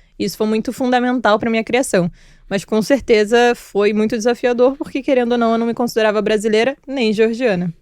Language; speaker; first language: Portuguese; early bilingual, other home language; Georgian